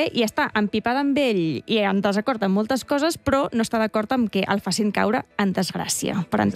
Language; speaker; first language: Catalan; native; Catalan